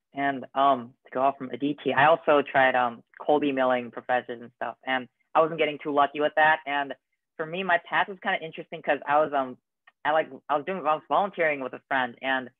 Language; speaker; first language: English; native; English